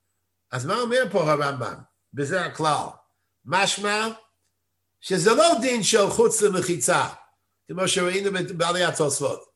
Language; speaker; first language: Hebrew; non-native, fluent; English